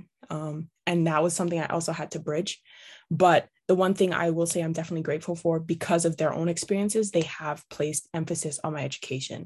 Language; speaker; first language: English; native; English